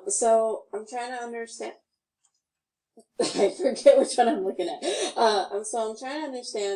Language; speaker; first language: English; native; English